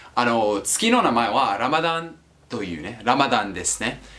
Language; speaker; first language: Japanese; non-native, learner; English